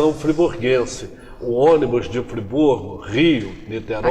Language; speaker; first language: Portuguese; native; Portuguese